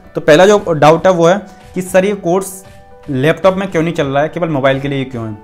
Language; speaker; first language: Hindi; native; Hindi